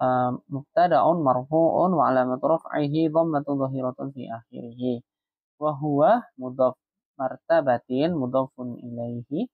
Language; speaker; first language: Arabic; non-native, fluent; Indonesian